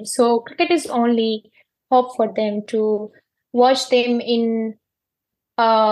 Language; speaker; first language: English; non-native, fluent; Persian